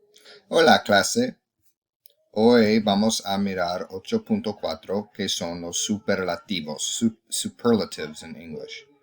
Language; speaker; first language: Spanish; non-native, fluent; English